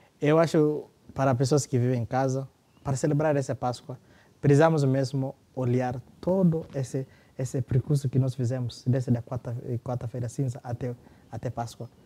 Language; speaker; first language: Portuguese; non-native, fluent; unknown